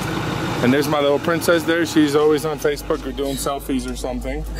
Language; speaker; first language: English; native; English